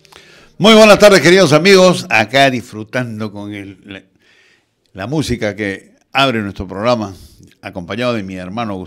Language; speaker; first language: Spanish; native; Spanish